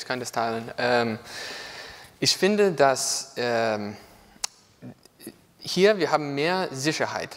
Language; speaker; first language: German; non-native, learner; English